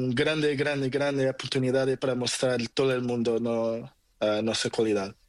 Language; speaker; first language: Spanish; non-native, fluent; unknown